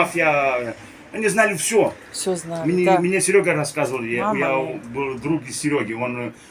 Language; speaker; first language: Russian; non-native, learner; Romanian